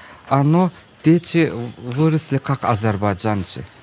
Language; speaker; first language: Russian; non-native, local second language; Azerbaijani